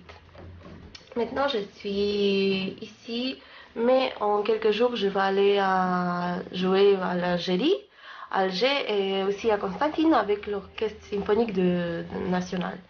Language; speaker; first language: French; non-native, learner; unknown